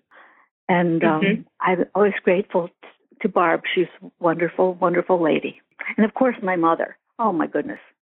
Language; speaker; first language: English; native; English